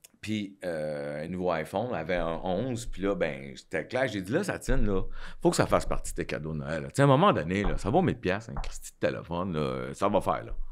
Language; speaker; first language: French; native; French